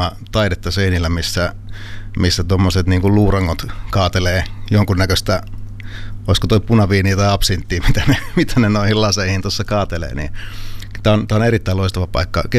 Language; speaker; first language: Finnish; native; Finnish